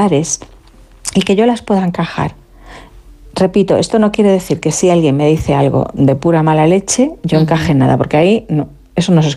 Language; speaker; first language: Spanish; native; Spanish